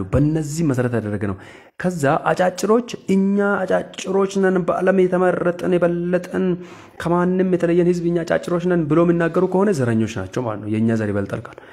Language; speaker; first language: Amharic; non-native, local second language; Hadiyya